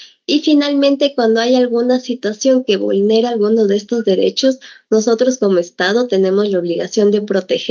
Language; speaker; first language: Spanish; native; Spanish